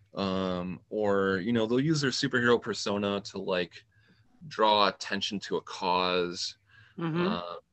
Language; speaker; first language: English; native; English